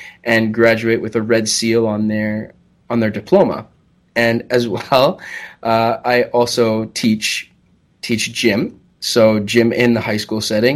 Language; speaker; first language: English; native; English